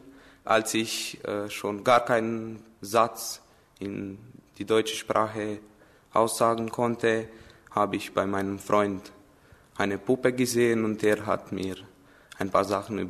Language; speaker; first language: German; non-native, fluent; Romanian